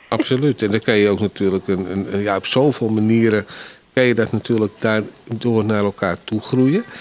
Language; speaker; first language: Dutch; native; Dutch